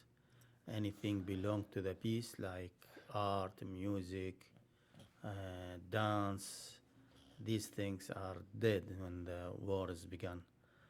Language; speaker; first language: English; non-native, learner; Arabic